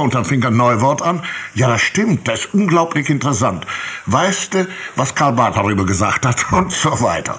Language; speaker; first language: German; native; German